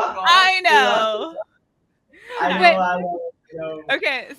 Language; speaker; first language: English; native; English